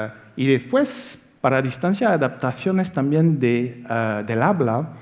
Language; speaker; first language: Spanish; non-native, fluent; French